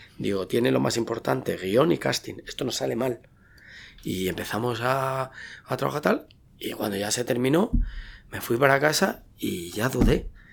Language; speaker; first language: Spanish; native; Spanish